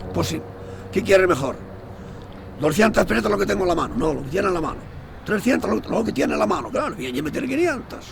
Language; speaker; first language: Spanish; non-native, local second language; Galician